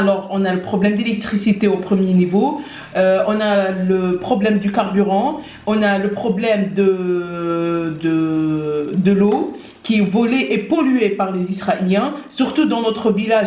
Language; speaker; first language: French; non-native, local second language; Arabic